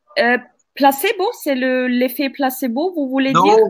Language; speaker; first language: French; non-native, fluent; Turkish